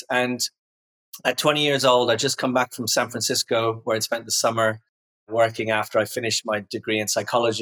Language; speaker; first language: English; native; English